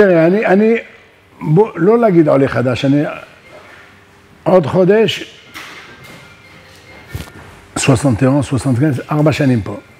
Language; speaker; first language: Hebrew; non-native, learner; French